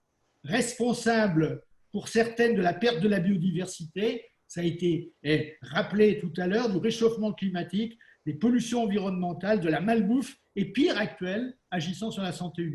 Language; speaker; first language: French; native; French